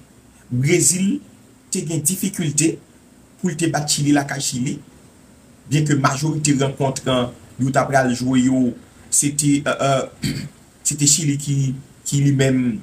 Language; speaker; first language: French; non-native, local second language; Haitian Creole